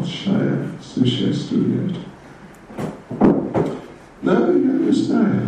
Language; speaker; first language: Russian; non-native, learner; English